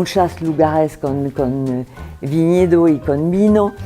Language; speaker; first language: Spanish; non-native, fluent; French